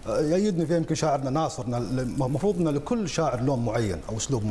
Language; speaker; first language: Arabic; native; Arabic